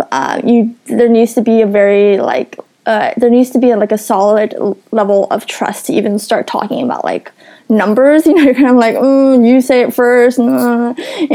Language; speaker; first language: English; native; English